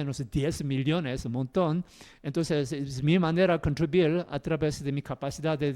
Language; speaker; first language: Spanish; non-native, learner; Korean